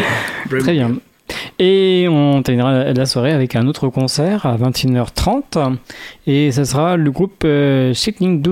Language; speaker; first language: French; native; French